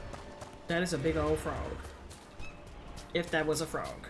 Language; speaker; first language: English; native; English